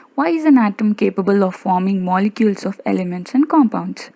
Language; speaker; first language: English; non-native, local second language; Kannada